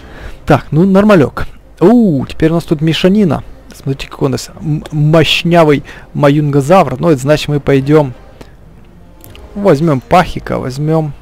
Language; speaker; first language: Russian; native; Russian